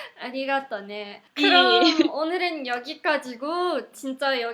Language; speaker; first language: Korean; non-native, fluent; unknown